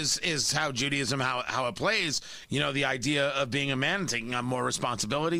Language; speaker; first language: English; native; English